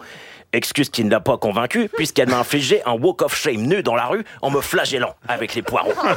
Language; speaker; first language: French; native; French